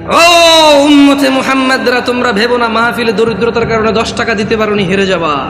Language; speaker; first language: Bangla; early bilingual, heritage; Bangla